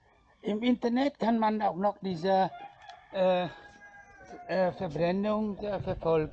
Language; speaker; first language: German; non-native, fluent; Vietnamese